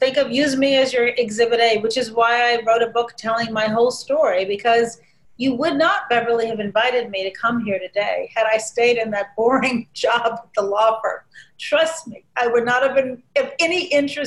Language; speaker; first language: English; native; English